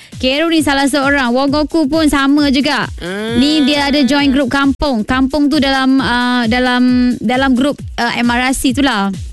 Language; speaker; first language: Malay; native; Malay